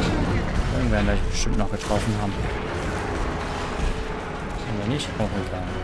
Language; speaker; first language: German; native; German